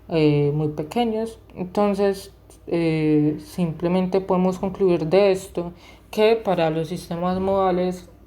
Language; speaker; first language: Spanish; native; Spanish